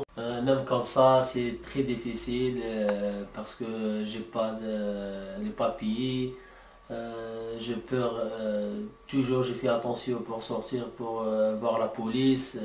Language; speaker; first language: French; non-native, learner; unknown